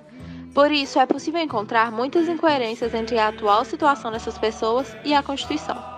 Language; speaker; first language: Portuguese; native; Portuguese